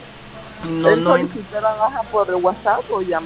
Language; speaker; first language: Spanish; native; Spanish